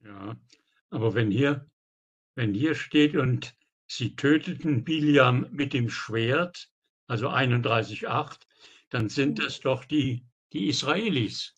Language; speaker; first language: German; native; German